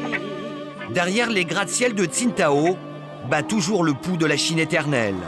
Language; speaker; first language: French; native; French